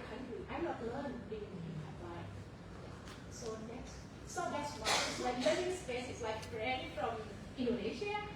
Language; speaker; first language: English; non-native, fluent; Thai